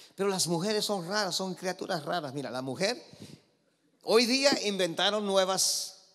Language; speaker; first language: Spanish; early bilingual, heritage; Spanish